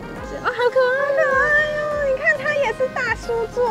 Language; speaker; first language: Chinese; native; Chinese